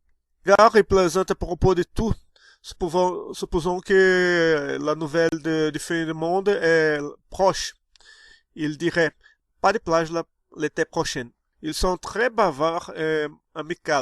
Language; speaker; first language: French; non-native, fluent; Portuguese